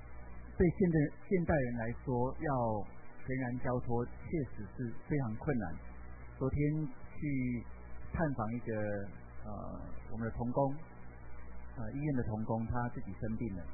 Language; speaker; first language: Chinese; native; Chinese